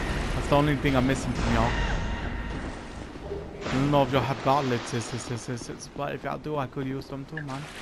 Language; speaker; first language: English; native; English